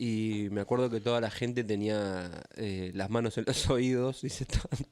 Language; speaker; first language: Spanish; native; Spanish